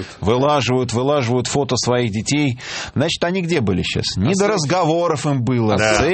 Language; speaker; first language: Russian; native; Russian